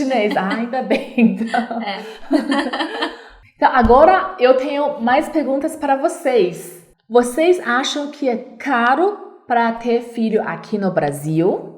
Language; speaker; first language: Portuguese; non-native, learner; Chinese